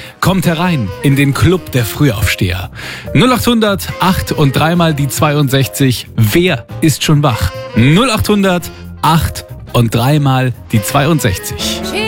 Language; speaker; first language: German; native; German